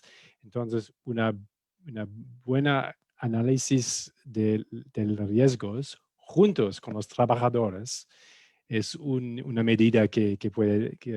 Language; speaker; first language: Spanish; non-native, fluent; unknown